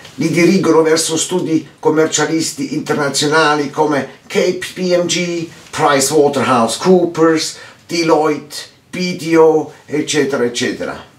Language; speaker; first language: Italian; early bilingual, heritage; Italian